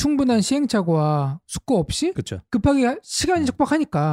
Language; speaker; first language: Korean; native; Korean